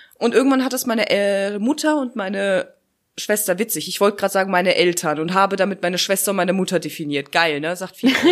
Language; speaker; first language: German; early bilingual, other home language; Russian